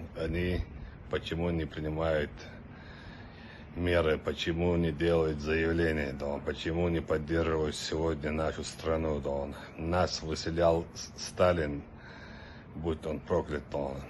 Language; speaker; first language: Russian; non-native, local second language; Chechen